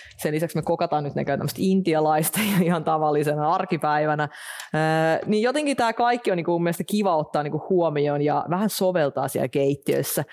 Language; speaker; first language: Finnish; non-native, fluent; Russian